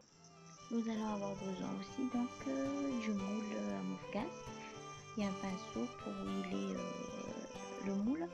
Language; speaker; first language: French; non-native, local second language; Malagasy